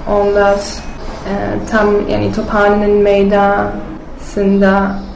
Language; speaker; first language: Turkish; non-native, learner; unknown